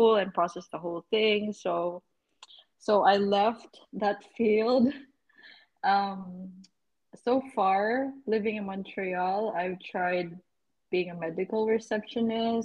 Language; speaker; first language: English; non-native, local second language; Cebuano